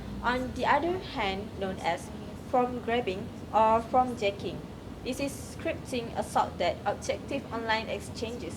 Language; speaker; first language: English; non-native, learner; Malay